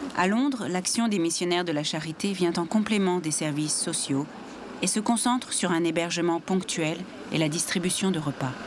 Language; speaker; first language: French; native; French